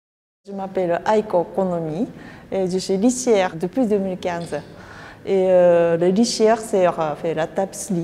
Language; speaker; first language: French; non-native, fluent; Japanese